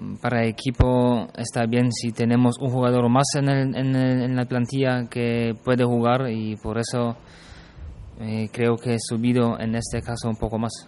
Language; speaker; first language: Spanish; non-native, fluent; German